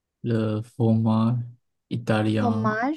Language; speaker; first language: French; non-native, learner; Chinese